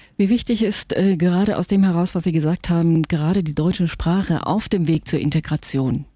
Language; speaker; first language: German; native; German